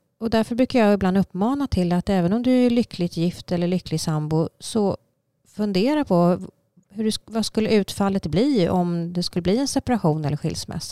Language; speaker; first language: Swedish; native; Swedish